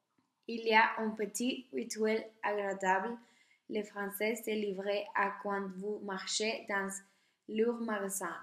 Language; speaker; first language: French; non-native, learner; Spanish